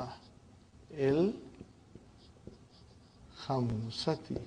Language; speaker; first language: Arabic; non-native, fluent; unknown